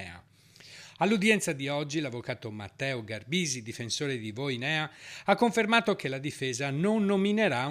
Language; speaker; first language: Italian; native; Italian